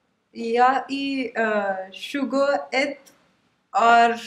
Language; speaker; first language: Swedish; non-native, learner; Telugu